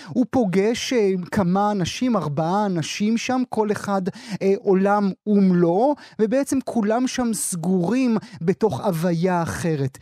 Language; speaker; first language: Hebrew; native; Hebrew